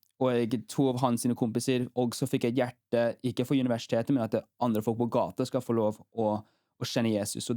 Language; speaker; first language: Norwegian; early bilingual, heritage; Norwegian